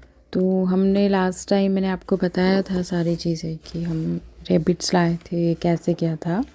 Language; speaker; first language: Hindi; native; Hindi